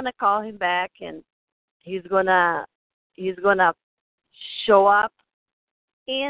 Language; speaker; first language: English; non-native, learner; Portuguese